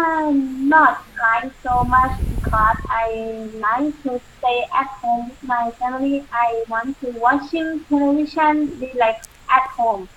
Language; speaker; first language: English; non-native, learner; Thai